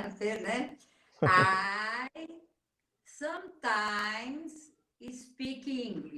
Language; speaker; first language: English; non-native, learner; Portuguese